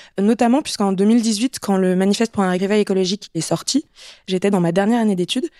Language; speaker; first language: French; native; French